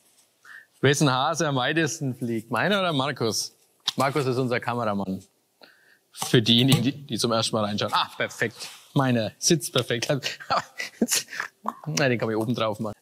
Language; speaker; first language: German; native; German